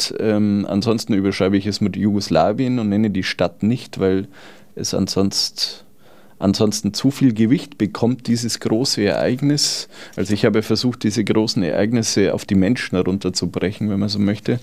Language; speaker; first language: German; native; German